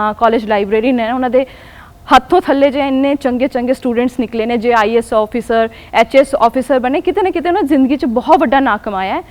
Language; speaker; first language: Punjabi; non-native, local second language; Hindi